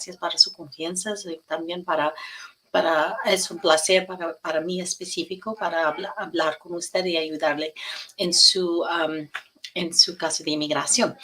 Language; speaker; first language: Spanish; non-native, learner; English